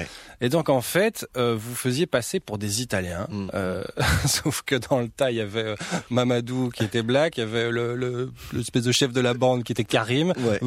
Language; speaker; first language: French; native; French